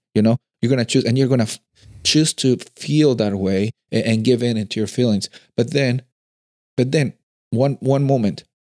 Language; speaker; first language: English; non-native, fluent; Spanish